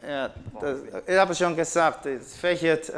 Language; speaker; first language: German; non-native, learner; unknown